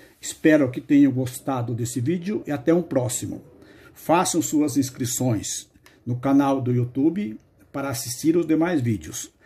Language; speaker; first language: Portuguese; native; Portuguese